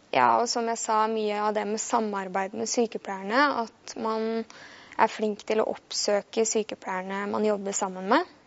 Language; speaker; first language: Norwegian; native; Norwegian